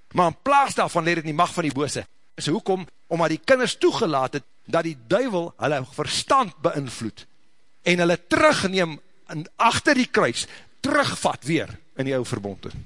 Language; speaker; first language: Afrikaans; native; Afrikaans